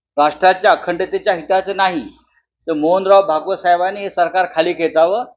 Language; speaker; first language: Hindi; non-native, local second language; Marathi